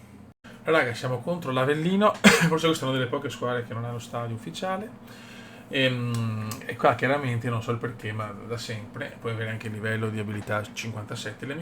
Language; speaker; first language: Italian; native; Italian